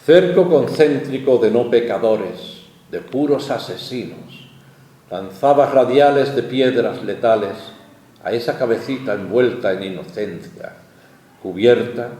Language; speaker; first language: Spanish; native; Spanish